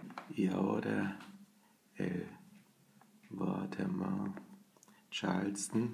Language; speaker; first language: Spanish; non-native, learner; German